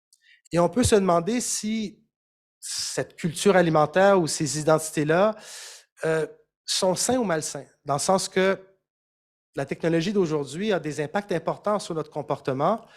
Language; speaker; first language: French; native; French